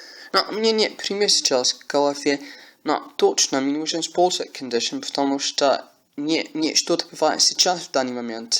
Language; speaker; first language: Russian; non-native, learner; English